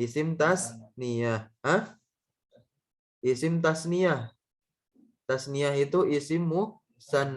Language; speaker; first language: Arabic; non-native, fluent; Indonesian